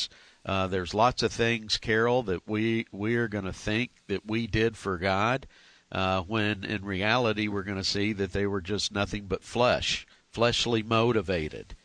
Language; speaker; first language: English; native; English